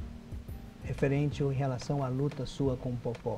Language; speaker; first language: Portuguese; native; Portuguese